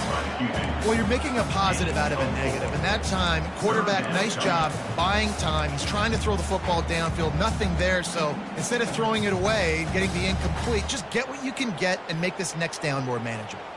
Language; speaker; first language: English; native; English